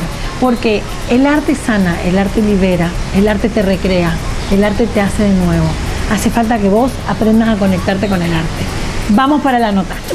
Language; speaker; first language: Spanish; native; Spanish